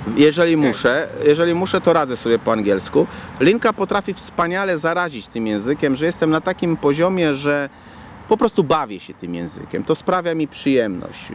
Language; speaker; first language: Polish; native; Polish